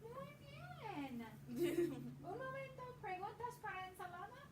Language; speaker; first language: Spanish; non-native, fluent; English